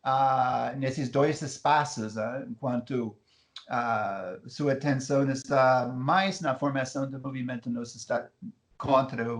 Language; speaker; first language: Portuguese; non-native, fluent; English